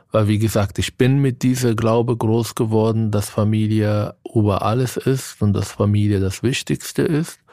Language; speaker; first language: German; non-native, fluent; Arabic